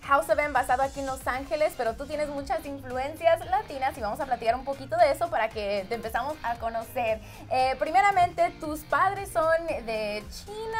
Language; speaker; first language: Spanish; native; Spanish